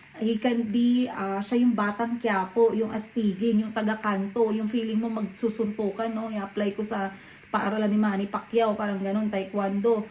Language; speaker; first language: Filipino; non-native, local second language; Cebuano